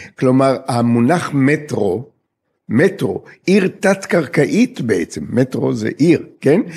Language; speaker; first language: Hebrew; native; Hebrew